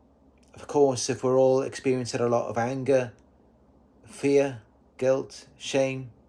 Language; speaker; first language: English; native; English